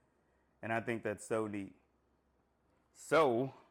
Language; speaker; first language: English; native; English